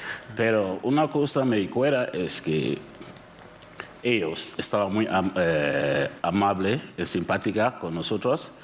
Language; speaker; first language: Spanish; non-native, learner; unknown